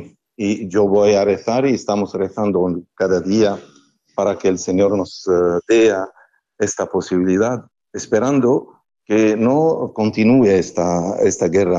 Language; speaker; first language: Spanish; non-native, fluent; Arabic